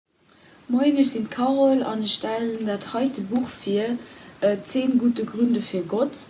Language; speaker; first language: German; non-native, local second language; Luxembourgish